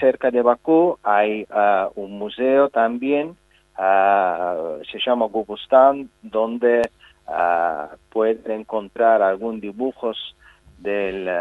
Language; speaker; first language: Spanish; non-native, fluent; Azerbaijani